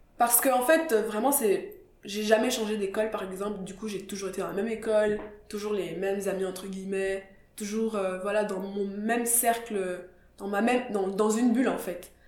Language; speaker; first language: French; non-native, local second language; Kinyarwanda